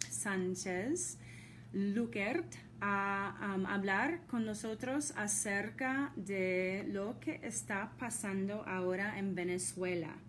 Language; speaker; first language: Spanish; non-native, fluent; English